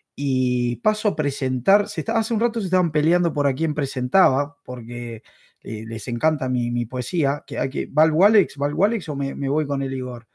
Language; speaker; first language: Spanish; native; Spanish